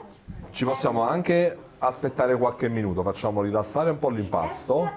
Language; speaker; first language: Italian; native; Italian